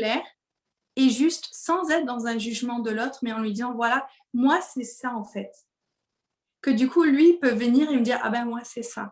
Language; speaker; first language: French; native; French